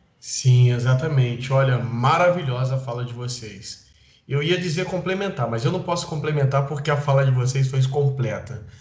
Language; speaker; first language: Portuguese; native; Portuguese